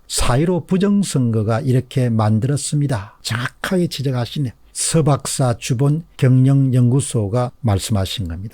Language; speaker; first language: Korean; native; Korean